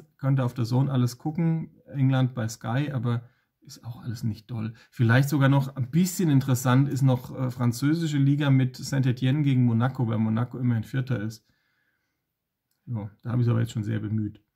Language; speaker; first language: German; native; German